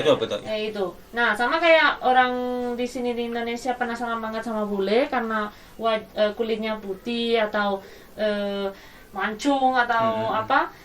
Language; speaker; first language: Indonesian; non-native, fluent; Spanish